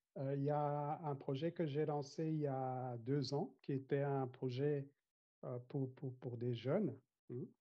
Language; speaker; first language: French; non-native, fluent; Kinyarwanda